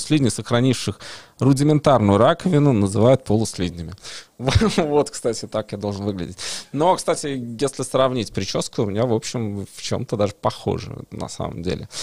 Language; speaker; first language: Russian; native; Russian